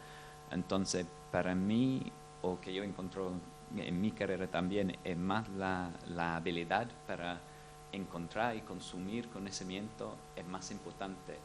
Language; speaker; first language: Spanish; non-native, fluent; English